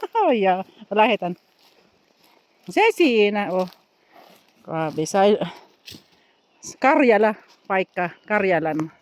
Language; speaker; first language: Finnish; non-native, learner; Filipino